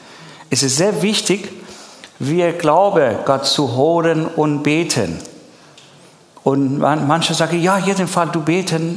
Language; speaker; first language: German; non-native, learner; Persian